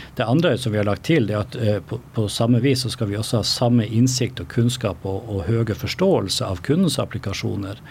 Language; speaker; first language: Swedish; non-native, fluent; Norwegian